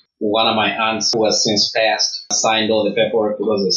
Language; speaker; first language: English; early bilingual, other home language; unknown